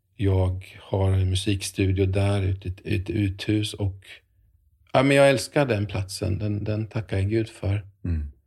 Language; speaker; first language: Swedish; native; Swedish